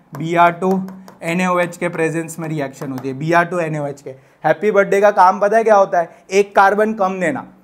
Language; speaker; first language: Hindi; non-native, local second language; Gujarati